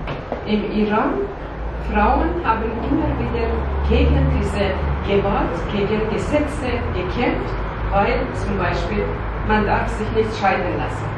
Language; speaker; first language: German; non-native, learner; Persian